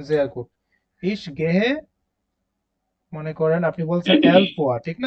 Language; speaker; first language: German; non-native, fluent; Bangla